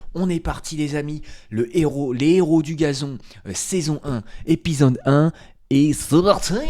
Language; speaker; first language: French; native; French